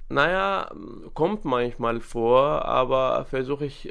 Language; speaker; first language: German; non-native, fluent; Arabic